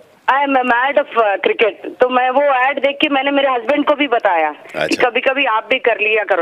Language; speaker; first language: Hindi; non-native, local second language; Telugu